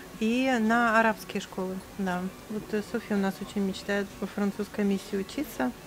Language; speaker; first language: Russian; native; Russian